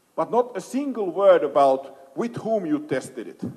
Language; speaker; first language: English; non-native, fluent; Finnish